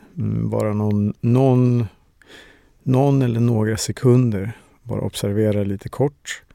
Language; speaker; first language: Swedish; native; Swedish